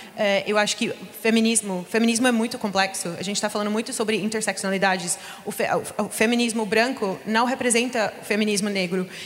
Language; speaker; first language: Portuguese; non-native, fluent; English